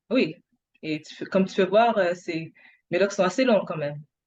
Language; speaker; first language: French; non-native, fluent; English